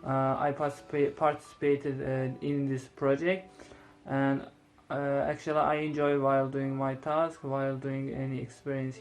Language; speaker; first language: English; non-native, learner; Azerbaijani